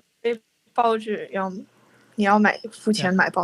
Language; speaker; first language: Chinese; non-native, learner; English